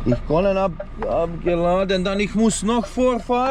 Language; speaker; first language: German; non-native, learner; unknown